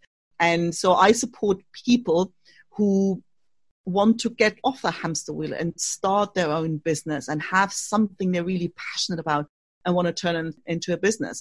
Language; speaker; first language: English; non-native, fluent; German